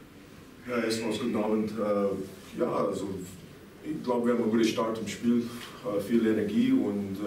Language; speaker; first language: German; non-native, fluent; English